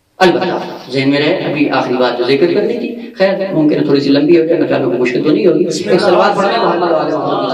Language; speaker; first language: Urdu; non-native, local second language; Punjabi